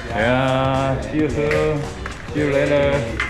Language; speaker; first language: English; non-native, learner; Korean